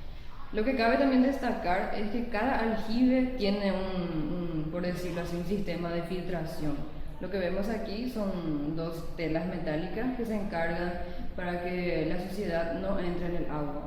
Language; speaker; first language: Spanish; non-native, local second language; Low German